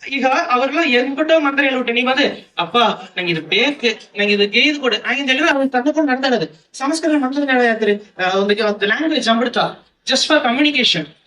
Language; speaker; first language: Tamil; non-native, local second language; Kannada